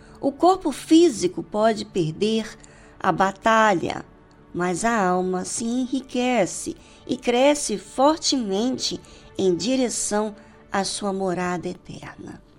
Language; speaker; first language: Portuguese; native; Portuguese